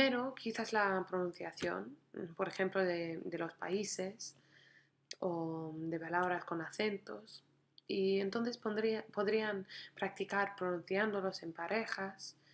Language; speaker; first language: Spanish; non-native, fluent; English